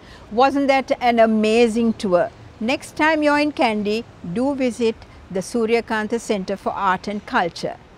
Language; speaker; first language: English; non-native, local second language; Sinhala